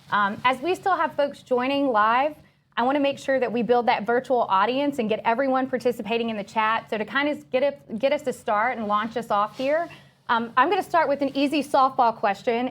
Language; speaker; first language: English; native; English